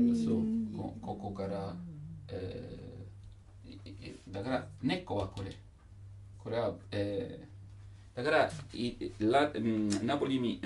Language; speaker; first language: Japanese; non-native, learner; Italian